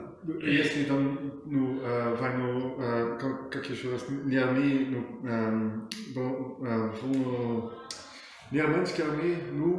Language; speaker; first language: Russian; non-native, learner; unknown